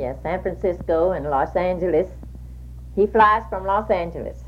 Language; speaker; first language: English; early bilingual, other home language; Swedish